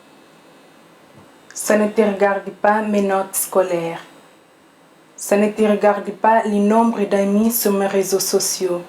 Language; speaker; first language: French; non-native, learner; Portuguese